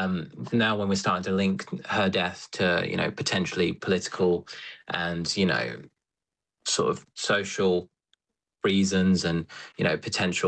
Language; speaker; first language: English; native; English